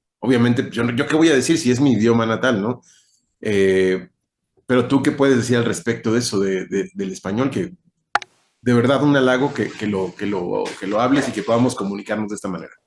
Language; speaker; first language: Spanish; native; Spanish